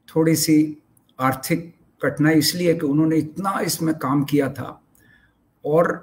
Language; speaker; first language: Hindi; native; Hindi